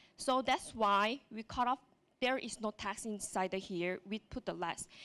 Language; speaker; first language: English; non-native, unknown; Korean